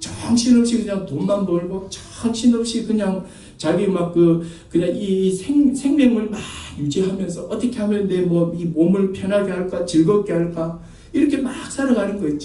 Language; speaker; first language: Korean; native; Korean